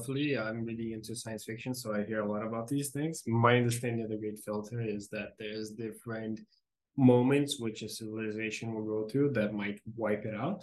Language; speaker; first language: English; non-native, fluent; Portuguese